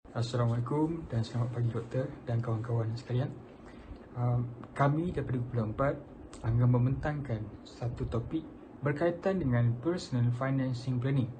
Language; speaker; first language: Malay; native; Malay